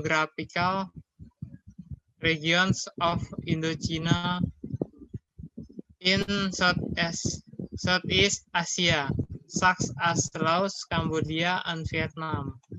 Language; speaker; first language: English; non-native, learner; Indonesian